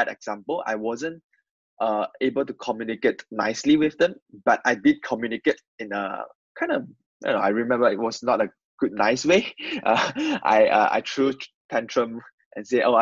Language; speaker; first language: English; non-native, local second language; Chinese